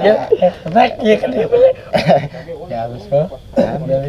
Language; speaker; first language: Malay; non-native, local second language; Sundanese